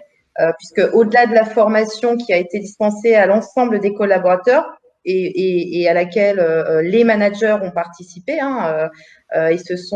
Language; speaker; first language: French; native; French